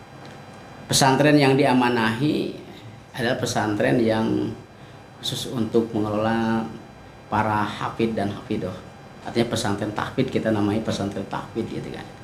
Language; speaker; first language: Indonesian; non-native, local second language; Sundanese